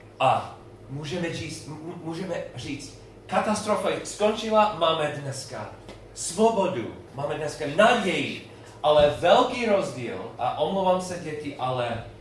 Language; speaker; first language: Czech; non-native, learner; English